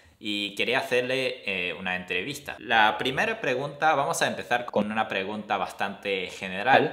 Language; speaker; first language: Spanish; non-native, fluent; Japanese